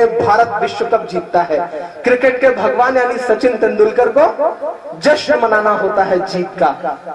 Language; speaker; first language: Hindi; native; Hindi